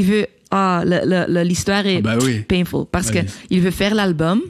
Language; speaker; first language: French; non-native, learner; Dutch